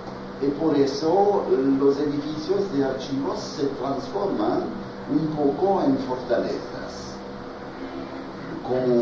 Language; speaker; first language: Spanish; non-native, fluent; French